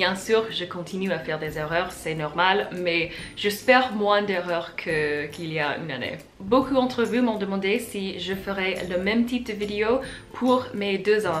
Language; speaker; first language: French; non-native, fluent; English